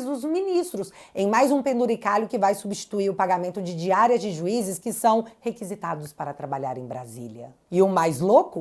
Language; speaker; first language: Portuguese; native; Portuguese